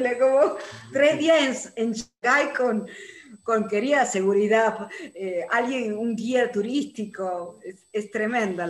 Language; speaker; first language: Portuguese; non-native, learner; Spanish